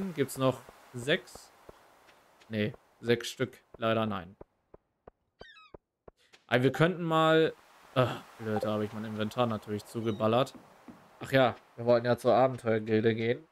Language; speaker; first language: German; native; German